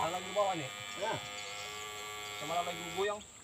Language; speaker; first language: Malay; native; Malay